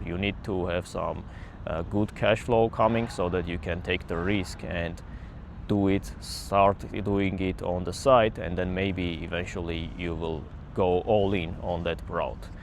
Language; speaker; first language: English; non-native, fluent; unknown